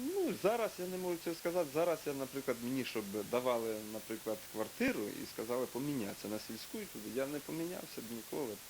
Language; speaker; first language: Ukrainian; native; Ukrainian